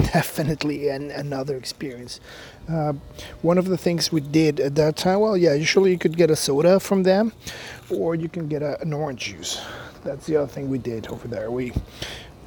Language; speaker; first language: English; non-native, fluent; Spanish